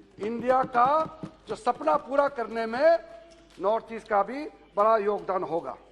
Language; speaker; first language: Hindi; non-native, local second language; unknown